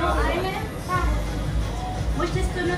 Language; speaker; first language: German; non-native, learner; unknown